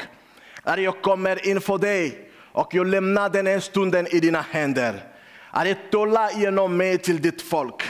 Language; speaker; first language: Swedish; non-native, learner; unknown